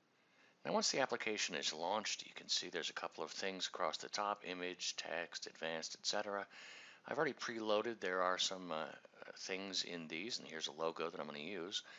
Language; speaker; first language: English; native; English